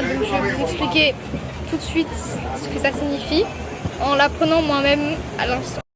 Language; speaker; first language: French; native; French